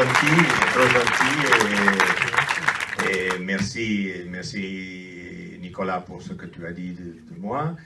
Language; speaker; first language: French; non-native, fluent; Italian